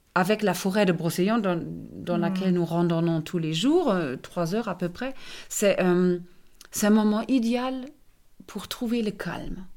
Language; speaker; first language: French; non-native, fluent; German